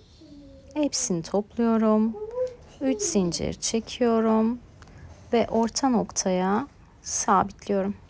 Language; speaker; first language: Turkish; native; Turkish